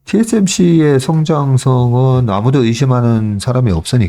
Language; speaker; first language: Korean; native; Korean